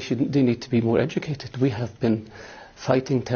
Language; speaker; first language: English; non-native, fluent; Arabic